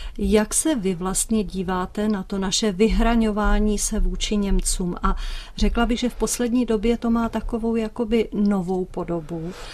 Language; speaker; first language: Czech; native; Czech